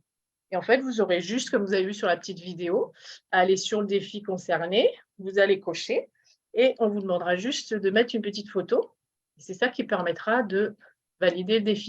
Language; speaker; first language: French; native; French